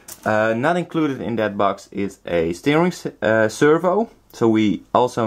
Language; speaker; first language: English; non-native, fluent; Dutch